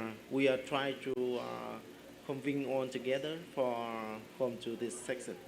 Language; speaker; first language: English; non-native, learner; Vietnamese